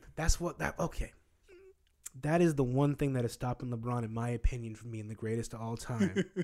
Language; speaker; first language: English; native; English